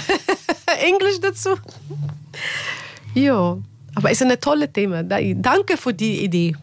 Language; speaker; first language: German; non-native, learner; Arabic